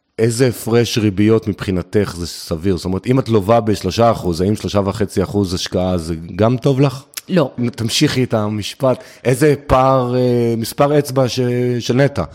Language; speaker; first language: Hebrew; native; Hebrew